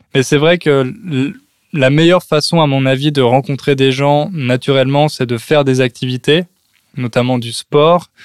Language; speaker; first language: French; native; French